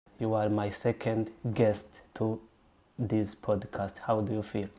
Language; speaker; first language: English; non-native, local second language; Rundi